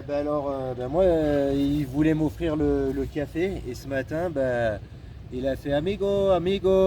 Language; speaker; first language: French; native; French